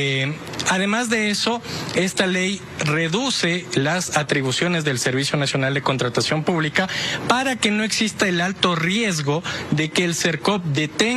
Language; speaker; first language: Spanish; native; Spanish